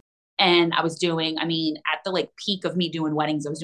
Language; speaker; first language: English; native; English